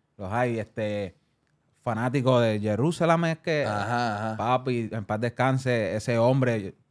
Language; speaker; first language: Spanish; early bilingual, heritage; Spanish